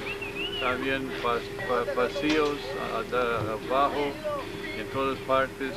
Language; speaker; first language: Spanish; non-native, learner; English